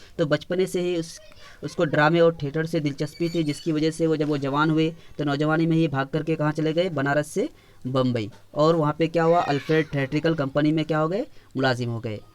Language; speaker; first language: Urdu; native; Urdu